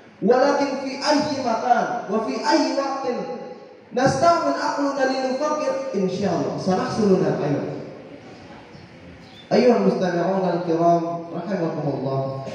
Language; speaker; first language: Arabic; non-native, learner; Indonesian